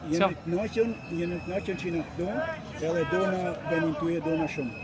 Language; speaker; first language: Albanian; non-native, learner; Italian